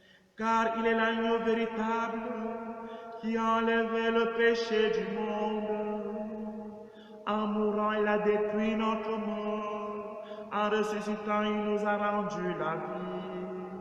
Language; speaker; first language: French; native; French